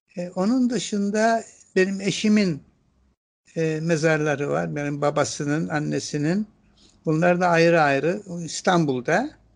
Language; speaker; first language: Turkish; non-native, local second language; Greek